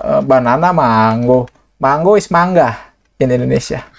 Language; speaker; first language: English; non-native, learner; Indonesian